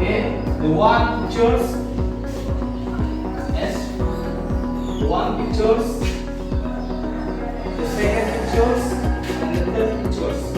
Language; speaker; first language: English; non-native, learner; Indonesian